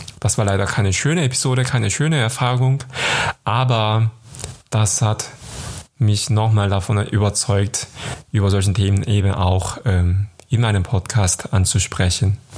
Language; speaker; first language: German; non-native, fluent; Korean